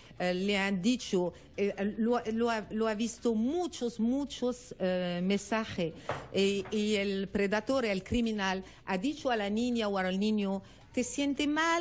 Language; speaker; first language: Spanish; non-native, learner; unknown